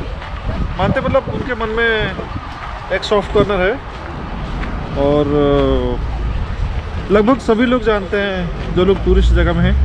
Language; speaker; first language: Hindi; non-native, local second language; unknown